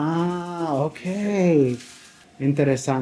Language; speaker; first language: Spanish; non-native, learner; English